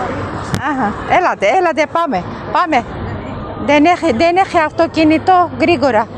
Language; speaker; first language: Greek; non-native, learner; Armenian